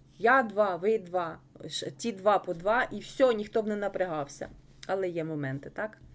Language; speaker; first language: Ukrainian; non-native, local second language; Russian